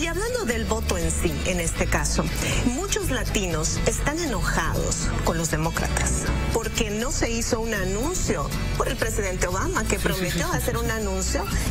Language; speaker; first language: Spanish; native; Spanish